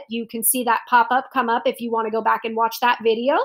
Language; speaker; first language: English; native; English